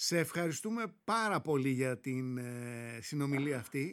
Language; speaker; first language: Greek; native; Greek